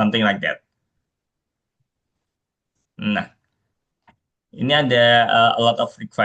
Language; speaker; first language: English; non-native, fluent; Indonesian